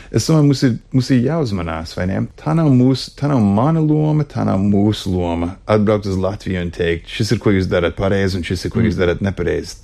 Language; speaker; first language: Latvian; early bilingual, heritage; Latvian